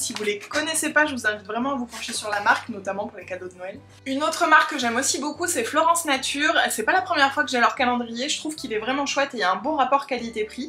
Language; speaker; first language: French; native; French